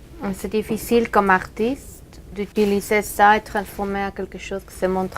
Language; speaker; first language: French; non-native, learner; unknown